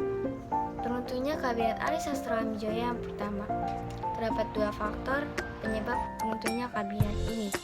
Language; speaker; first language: Indonesian; native; Indonesian